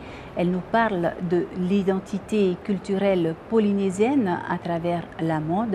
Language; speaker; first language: French; native; French